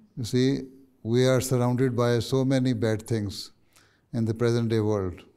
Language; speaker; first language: English; non-native, local second language; Urdu